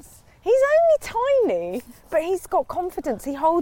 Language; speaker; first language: English; native; English